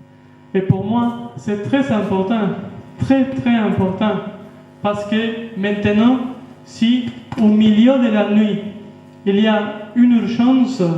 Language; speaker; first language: French; non-native, fluent; Spanish